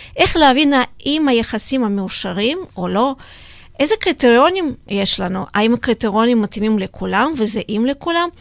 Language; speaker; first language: Hebrew; non-native, fluent; Russian